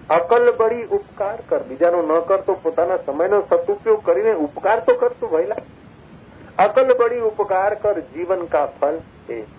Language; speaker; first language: Gujarati; non-native, local second language; Sindhi